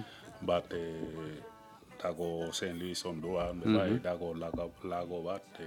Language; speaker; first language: Basque; non-native, learner; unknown